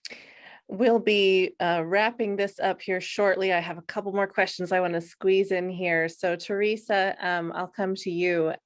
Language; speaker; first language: English; native; English